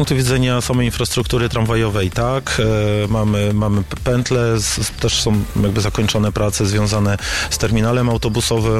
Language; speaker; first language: Polish; native; Polish